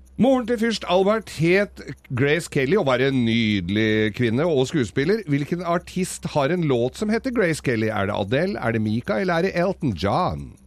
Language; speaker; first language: Norwegian; native; Norwegian